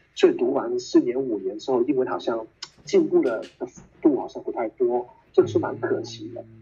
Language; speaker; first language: Chinese; non-native, local second language; Cantonese